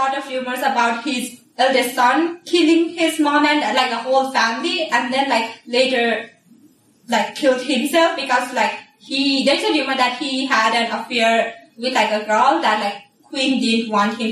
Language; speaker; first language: English; non-native, fluent; Nepali